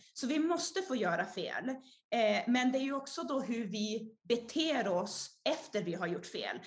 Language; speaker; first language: Swedish; early bilingual, other home language; Portuguese